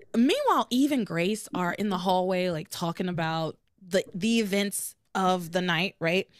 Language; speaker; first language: English; native; English